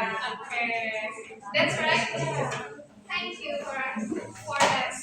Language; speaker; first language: English; non-native, learner; Indonesian